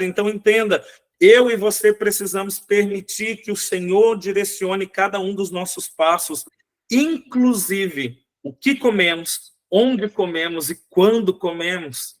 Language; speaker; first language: Portuguese; native; Portuguese